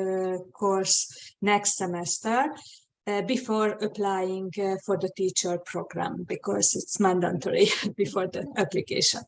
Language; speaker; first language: English; non-native, fluent; Hungarian